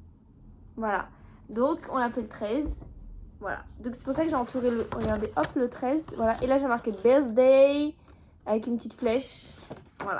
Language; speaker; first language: French; native; French